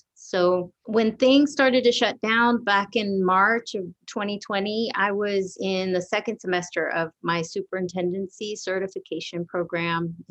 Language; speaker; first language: English; native; English